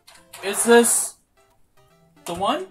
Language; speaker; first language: English; native; English